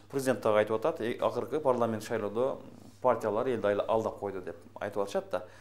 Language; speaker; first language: Kyrgyz; native; Kyrgyz